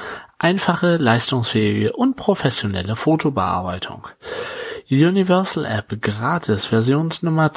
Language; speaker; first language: German; native; German